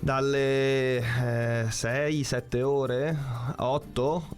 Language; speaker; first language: Italian; native; Italian